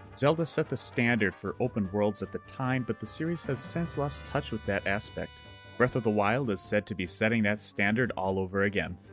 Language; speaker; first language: English; native; English